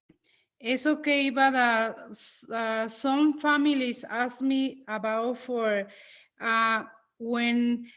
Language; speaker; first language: English; non-native, learner; Spanish